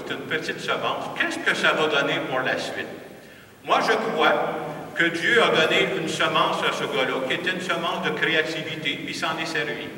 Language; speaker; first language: French; native; French